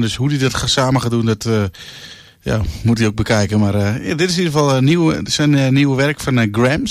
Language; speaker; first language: Dutch; native; Dutch